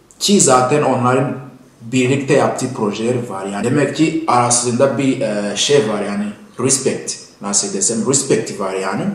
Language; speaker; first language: Turkish; non-native, fluent; Kinyarwanda